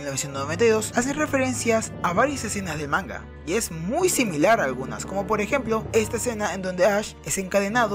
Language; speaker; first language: Spanish; native; Spanish